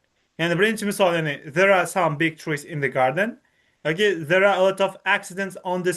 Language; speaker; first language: English; non-native, fluent; Uzbek